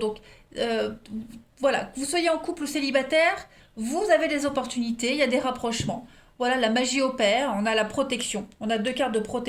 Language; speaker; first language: French; native; French